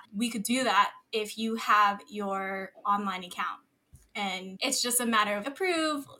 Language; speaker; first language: English; early bilingual, other home language; Filipino